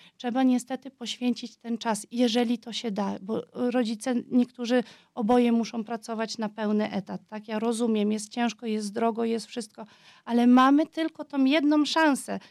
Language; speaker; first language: Polish; early bilingual, heritage; Polish